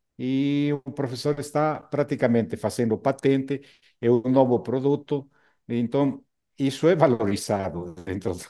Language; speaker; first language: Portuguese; non-native, fluent; Spanish